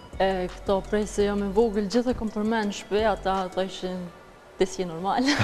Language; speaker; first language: Albanian; early bilingual, heritage; Albanian